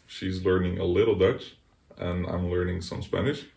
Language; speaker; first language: English; non-native, fluent; Dutch